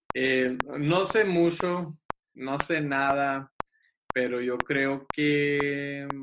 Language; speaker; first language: Spanish; native; Spanish